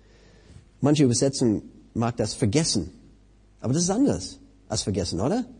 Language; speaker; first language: German; non-native, fluent; English